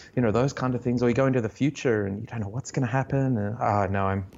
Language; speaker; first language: English; native; English